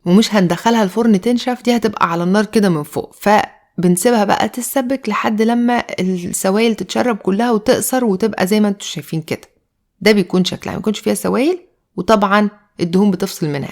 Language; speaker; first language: Arabic; native; Arabic